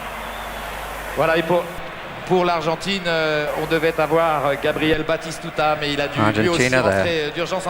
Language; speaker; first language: French; native; French